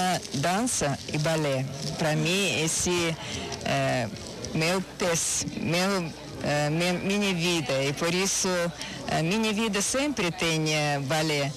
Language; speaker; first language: Portuguese; non-native, learner; Russian